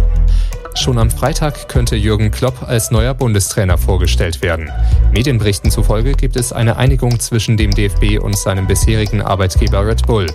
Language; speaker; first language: German; native; German